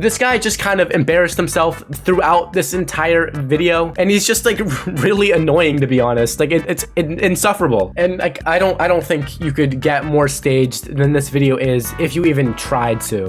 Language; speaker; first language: English; native; English